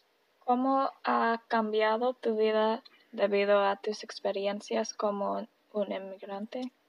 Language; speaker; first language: Spanish; early bilingual, heritage; Spanish